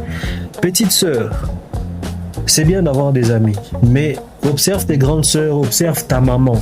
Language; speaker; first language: French; native; French